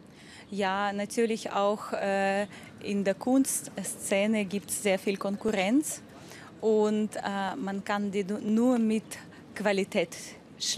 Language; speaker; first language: German; non-native, fluent; Russian